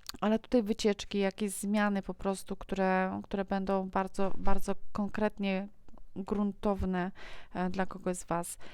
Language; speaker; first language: Polish; native; Polish